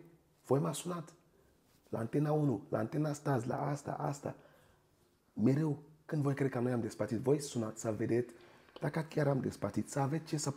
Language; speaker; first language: Romanian; non-native, fluent; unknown